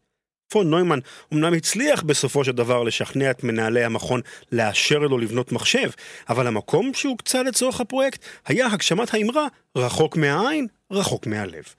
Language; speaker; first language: Hebrew; native; Hebrew